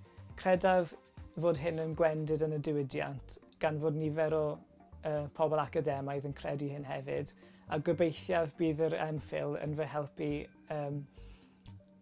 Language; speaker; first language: Welsh; native; Welsh